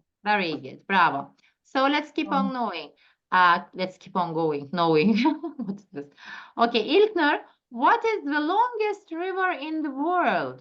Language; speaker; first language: English; non-native, fluent; Turkish